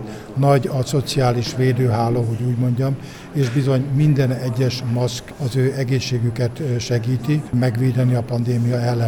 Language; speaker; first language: Hungarian; native; Hungarian